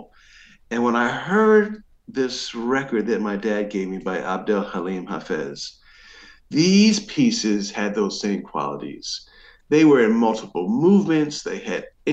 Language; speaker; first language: English; native; English